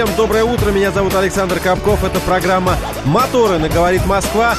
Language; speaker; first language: Russian; native; Russian